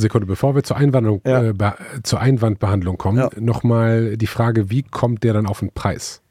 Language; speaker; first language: German; native; German